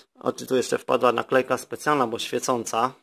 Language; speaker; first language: Polish; native; Polish